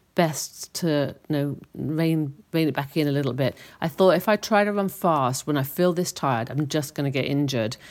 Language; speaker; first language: English; native; English